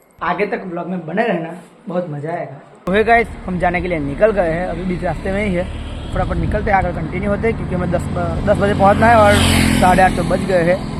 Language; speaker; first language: Hindi; non-native, local second language; Gujarati